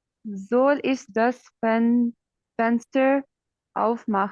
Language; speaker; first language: German; non-native, learner; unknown